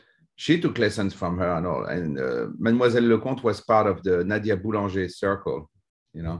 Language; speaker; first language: English; non-native, fluent; French